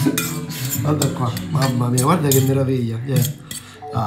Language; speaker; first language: Italian; native; Italian